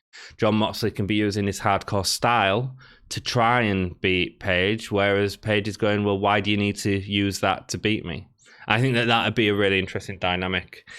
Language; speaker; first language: English; native; English